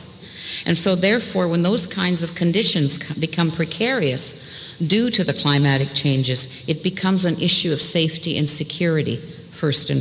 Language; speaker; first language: English; early bilingual, other home language; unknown